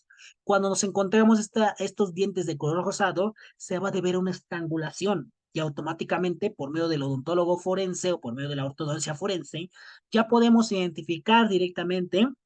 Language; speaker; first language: Spanish; native; Spanish